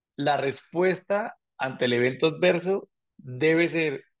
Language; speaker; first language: Spanish; native; Spanish